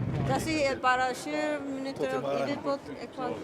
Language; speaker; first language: Icelandic; non-native, learner; English